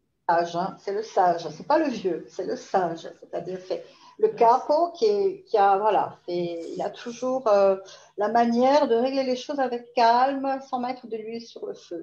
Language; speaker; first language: French; native; French